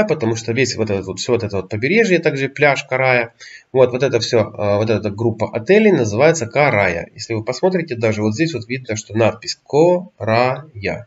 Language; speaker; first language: Russian; native; Russian